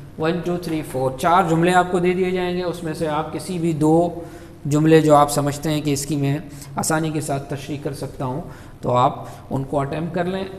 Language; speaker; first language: Urdu; native; Urdu